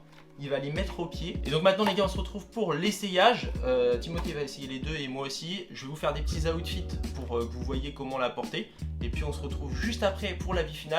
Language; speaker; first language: French; native; French